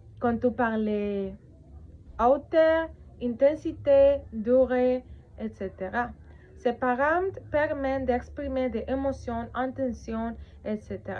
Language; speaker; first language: French; non-native, learner; Spanish